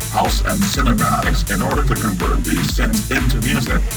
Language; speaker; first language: English; non-native, fluent; Italian